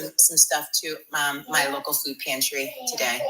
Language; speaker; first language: English; native; English